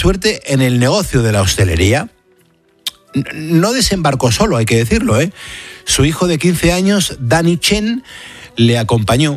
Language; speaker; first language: Spanish; native; Spanish